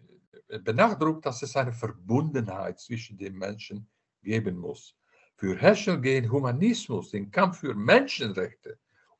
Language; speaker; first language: German; non-native, fluent; Dutch